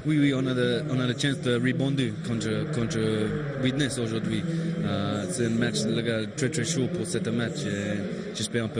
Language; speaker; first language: French; non-native, learner; English